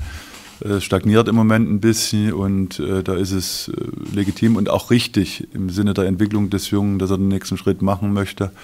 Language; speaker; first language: German; native; German